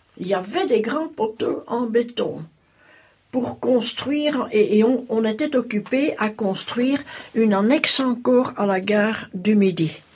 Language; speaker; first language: French; native; French